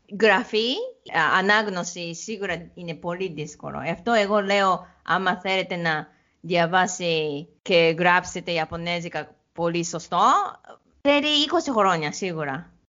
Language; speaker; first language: Greek; non-native, learner; Japanese